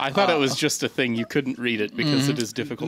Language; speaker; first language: English; native; English